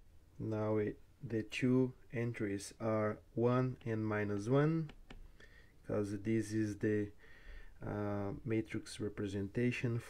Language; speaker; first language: English; non-native, fluent; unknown